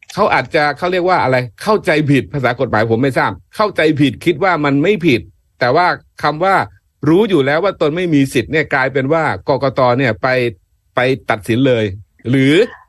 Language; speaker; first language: Thai; native; Thai